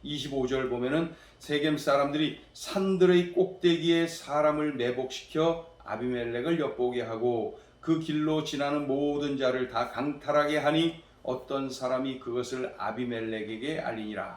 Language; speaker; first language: Korean; native; Korean